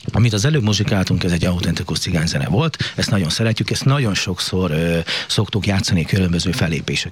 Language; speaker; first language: Hungarian; native; Hungarian